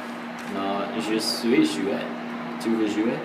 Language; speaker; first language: French; non-native, learner; English